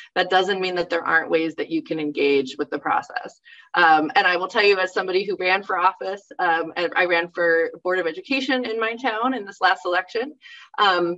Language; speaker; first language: English; native; English